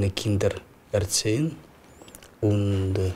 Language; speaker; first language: German; non-native, learner; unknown